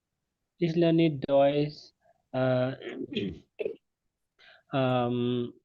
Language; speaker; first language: German; non-native, learner; Hindi